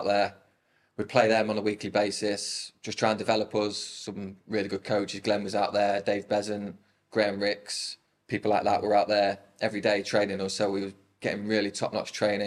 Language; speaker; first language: English; native; English